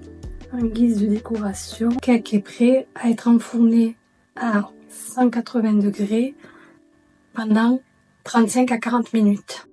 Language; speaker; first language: French; native; French